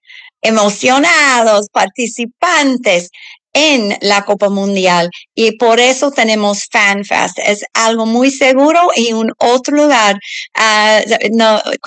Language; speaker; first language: Spanish; non-native, learner; English